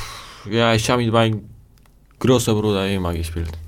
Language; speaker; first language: German; non-native, learner; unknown